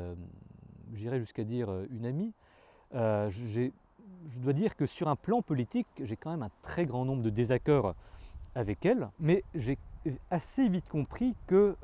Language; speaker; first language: French; native; French